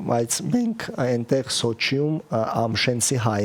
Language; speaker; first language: Armenian; early bilingual, heritage; Russian